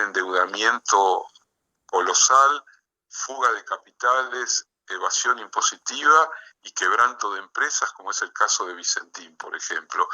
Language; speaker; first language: Spanish; native; Spanish